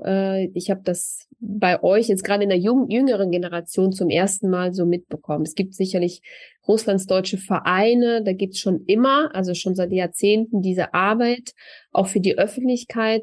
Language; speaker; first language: German; early bilingual, other home language; Russian